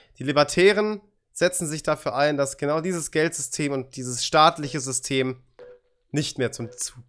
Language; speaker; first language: German; native; German